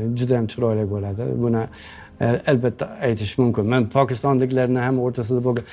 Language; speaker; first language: Uzbek; non-native, fluent; English